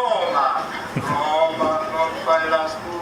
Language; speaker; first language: Italian; early bilingual, heritage; English